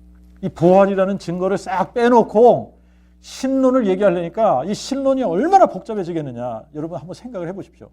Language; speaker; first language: Korean; native; Korean